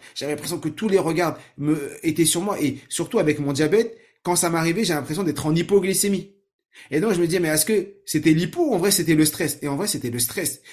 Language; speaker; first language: French; native; French